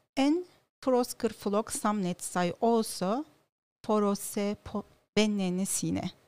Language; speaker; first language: Norwegian; non-native, learner; Turkish